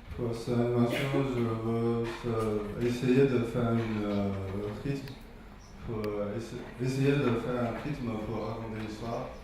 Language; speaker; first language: French; non-native, learner; Chinese